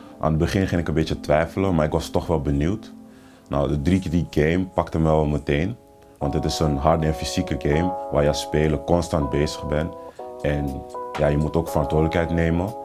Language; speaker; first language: Dutch; early bilingual, other home language; Papiamento